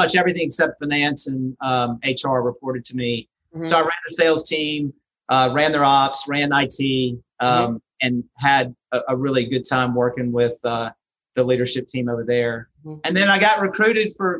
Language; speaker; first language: English; native; English